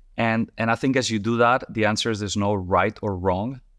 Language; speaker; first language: English; non-native, fluent; Spanish